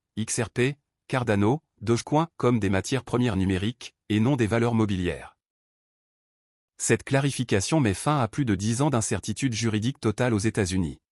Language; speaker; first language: French; native; French